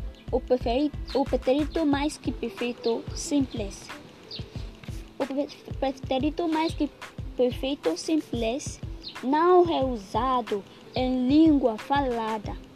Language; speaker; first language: Portuguese; non-native, learner; Yoruba